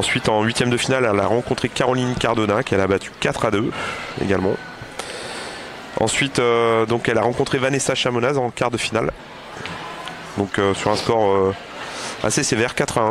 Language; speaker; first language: French; native; French